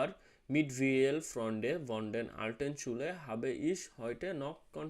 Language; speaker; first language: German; non-native, learner; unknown